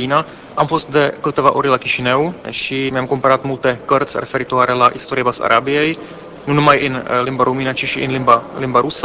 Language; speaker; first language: Romanian; non-native, fluent; Czech